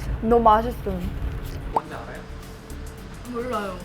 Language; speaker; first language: Korean; early bilingual, heritage; Japanese